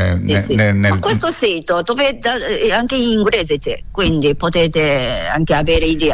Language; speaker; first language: Italian; non-native, learner; Japanese